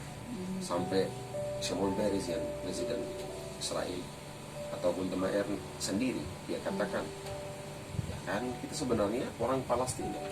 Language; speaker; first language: Indonesian; non-native, fluent; Arabic